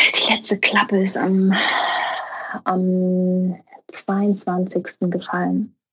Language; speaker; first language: German; native; German